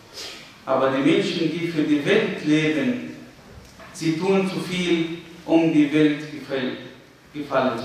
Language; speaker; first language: German; non-native, fluent; Arabic